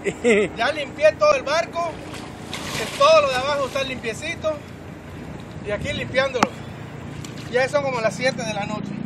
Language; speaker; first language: Spanish; native; Spanish